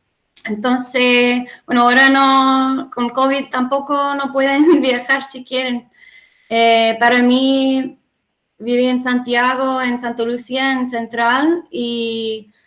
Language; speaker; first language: Spanish; non-native, learner; English